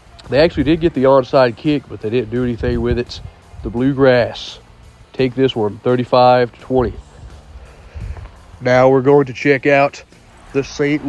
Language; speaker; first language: English; native; English